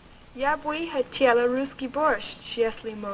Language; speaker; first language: Russian; non-native, learner; English